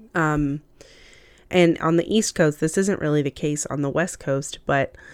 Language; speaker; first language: English; early bilingual, other home language; Hindi